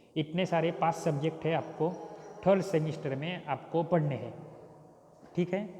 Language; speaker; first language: Hindi; non-native, local second language; Marathi